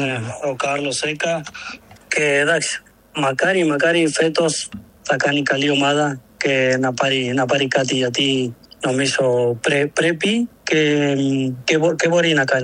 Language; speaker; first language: Greek; non-native, learner; Spanish